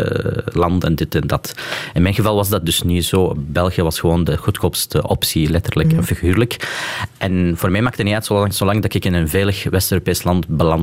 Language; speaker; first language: Dutch; non-native, local second language; Arabic